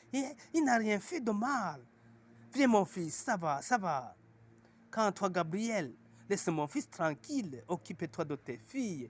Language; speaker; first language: French; non-native, local second language; Rundi